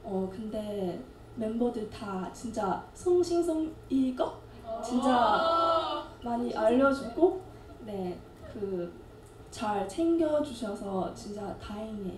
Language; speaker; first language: Korean; non-native, learner; Chinese